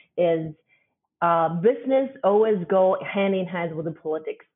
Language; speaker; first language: English; non-native, fluent; Chinese